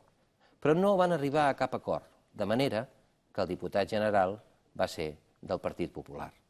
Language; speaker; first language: Catalan; native; Catalan